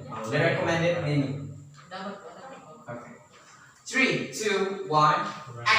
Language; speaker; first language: English; non-native, learner; Indonesian